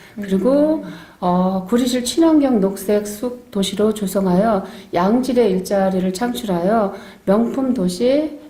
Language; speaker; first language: Korean; native; Korean